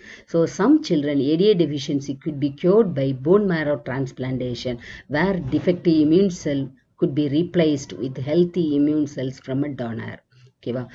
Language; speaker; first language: English; non-native, local second language; Tamil